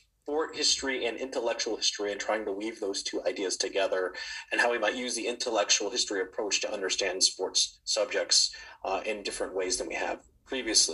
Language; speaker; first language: English; native; English